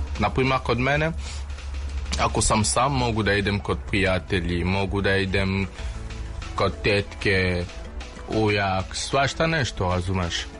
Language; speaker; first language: Serbian; non-native, learner; French